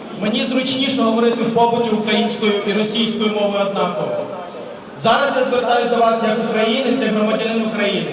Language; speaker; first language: Ukrainian; early bilingual, other home language; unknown